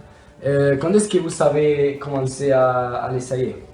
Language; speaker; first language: French; non-native, learner; Spanish